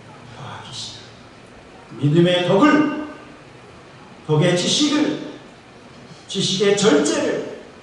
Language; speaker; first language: Korean; native; Korean